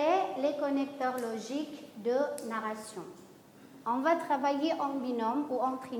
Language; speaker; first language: French; non-native, fluent; Indonesian